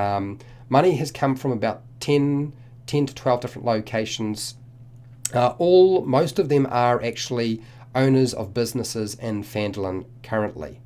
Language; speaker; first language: English; native; English